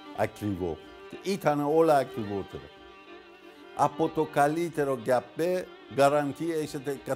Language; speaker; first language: Greek; non-native, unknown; Persian